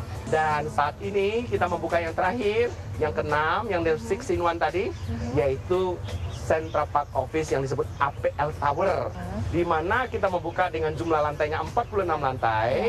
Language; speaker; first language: Indonesian; native; Indonesian